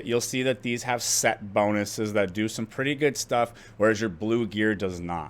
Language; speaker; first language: English; native; English